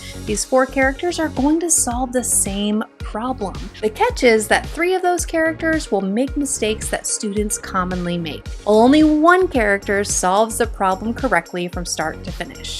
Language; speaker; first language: English; native; English